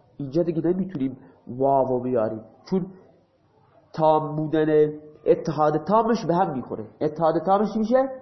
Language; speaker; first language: Persian; non-native, local second language; Baluchi